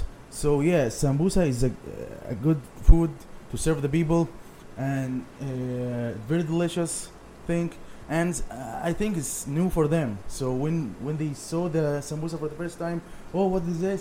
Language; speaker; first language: English; non-native, learner; Arabic